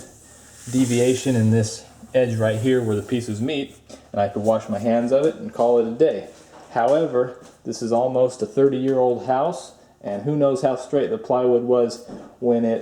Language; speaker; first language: English; native; English